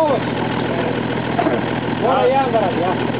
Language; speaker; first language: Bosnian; non-native, learner; Bulgarian